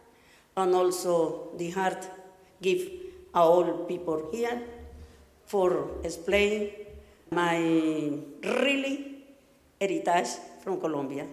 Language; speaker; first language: English; non-native, learner; Spanish